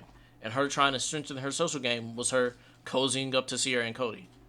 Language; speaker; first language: English; native; English